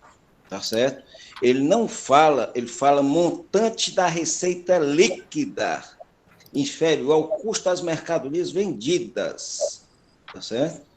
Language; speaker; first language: Portuguese; native; Portuguese